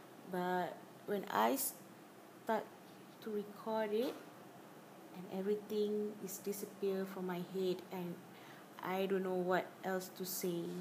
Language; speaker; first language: English; non-native, learner; Malay